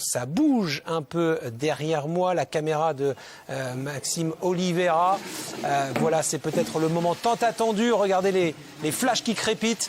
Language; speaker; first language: French; native; French